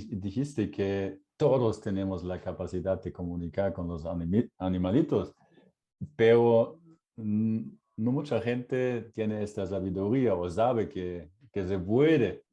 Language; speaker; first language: Spanish; non-native, fluent; German